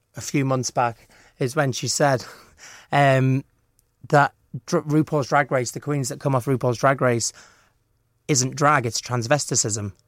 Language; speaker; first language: English; native; English